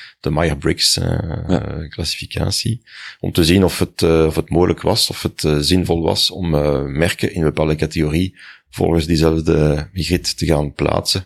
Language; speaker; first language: Dutch; non-native, local second language; French